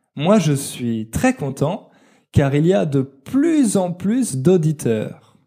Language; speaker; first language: French; native; French